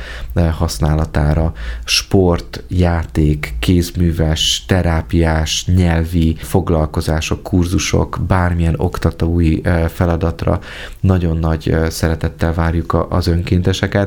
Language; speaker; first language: Hungarian; native; Hungarian